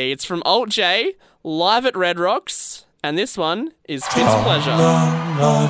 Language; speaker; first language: English; native; English